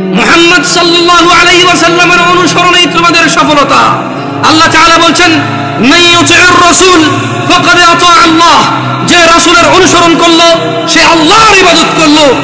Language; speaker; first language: Bangla; early bilingual, heritage; Bangla